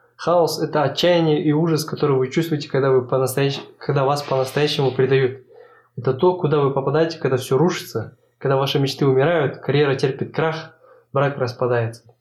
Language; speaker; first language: Russian; non-native, local second language; Kazakh